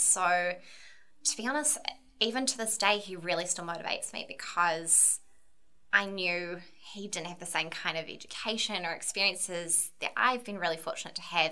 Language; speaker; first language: English; native; English